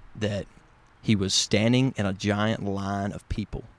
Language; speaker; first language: English; native; English